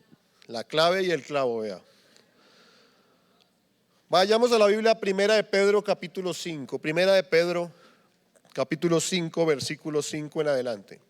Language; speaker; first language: Spanish; native; Spanish